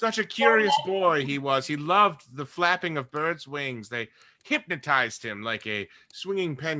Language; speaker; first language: English; native; English